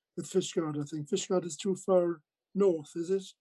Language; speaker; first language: English; native; English